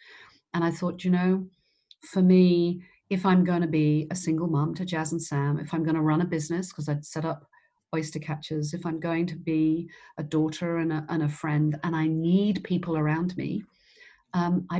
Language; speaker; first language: English; native; English